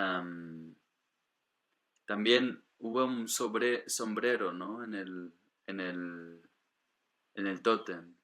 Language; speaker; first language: Spanish; non-native, fluent; English